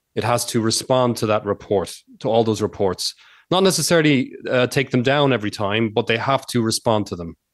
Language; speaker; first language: English; native; English